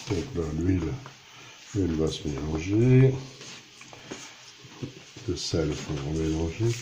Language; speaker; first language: French; native; French